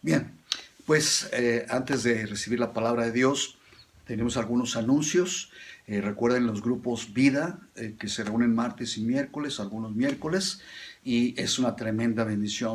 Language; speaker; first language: Spanish; native; Spanish